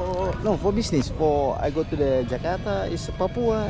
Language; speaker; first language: English; non-native, learner; Indonesian